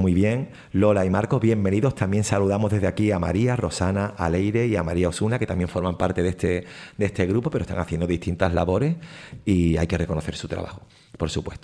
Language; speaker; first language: Spanish; native; Spanish